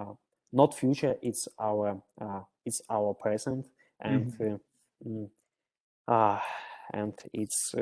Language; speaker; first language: English; non-native, learner; Russian